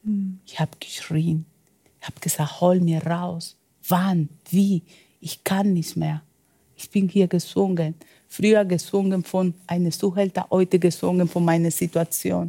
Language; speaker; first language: German; non-native, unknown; Spanish